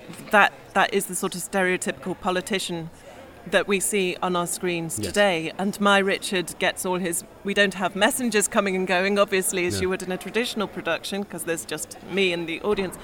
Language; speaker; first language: English; native; English